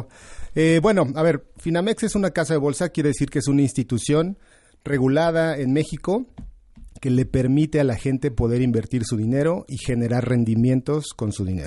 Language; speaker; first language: Spanish; native; Spanish